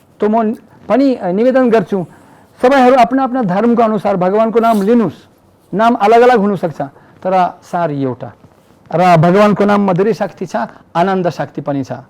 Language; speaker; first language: Nepali; non-native, fluent; Russian